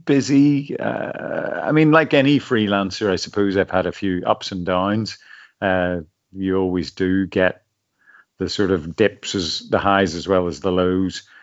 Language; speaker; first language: English; native; English